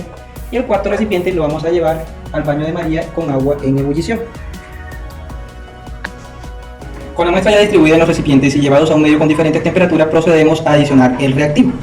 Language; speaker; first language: Spanish; native; Spanish